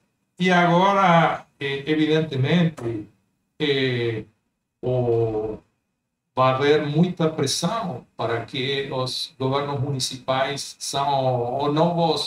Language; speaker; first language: Portuguese; non-native, fluent; Spanish